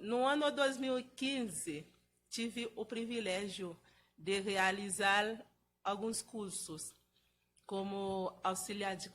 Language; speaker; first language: Portuguese; non-native, fluent; Haitian Creole